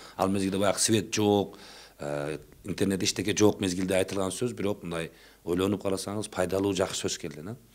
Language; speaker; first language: Kyrgyz; non-native, local second language; Uzbek